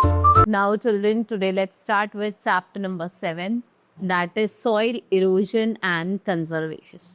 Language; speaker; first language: English; non-native, local second language; Hindi